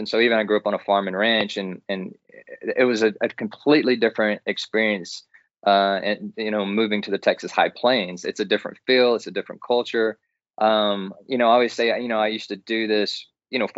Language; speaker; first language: English; native; English